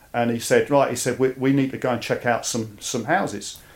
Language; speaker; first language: English; native; English